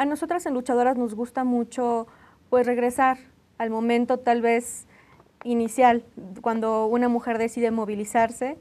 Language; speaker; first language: Spanish; native; Spanish